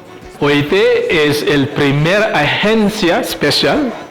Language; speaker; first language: Spanish; non-native, fluent; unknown